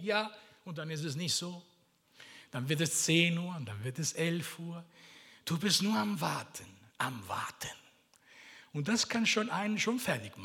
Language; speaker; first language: German; non-native, fluent; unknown